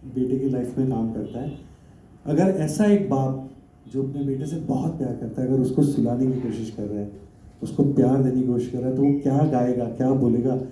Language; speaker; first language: Hindi; non-native, local second language; Gujarati